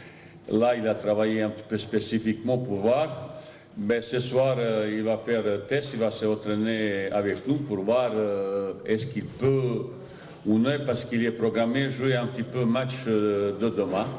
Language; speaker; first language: French; non-native, fluent; Bosnian